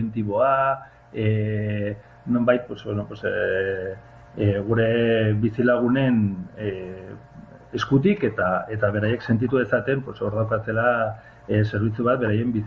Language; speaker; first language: Basque; non-native, local second language; Spanish